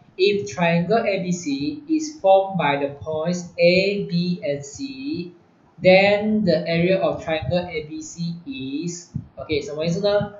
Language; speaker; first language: English; non-native, local second language; Chinese